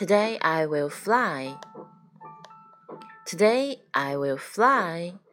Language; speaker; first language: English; non-native, fluent; Chinese